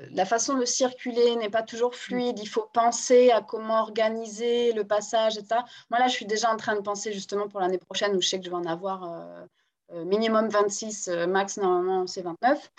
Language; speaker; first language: French; non-native, local second language; Guadeloupean Creole French